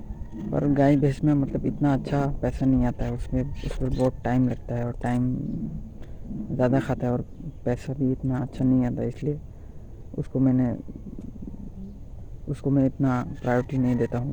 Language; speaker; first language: Hindi; non-native, local second language; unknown